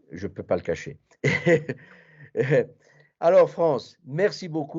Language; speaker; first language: French; non-native, fluent; Italian